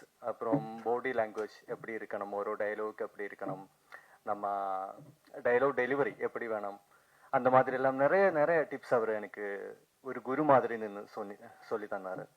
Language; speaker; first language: Tamil; non-native, learner; Malayalam